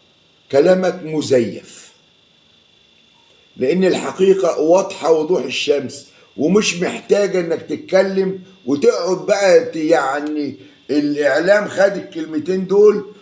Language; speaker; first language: Arabic; native; Arabic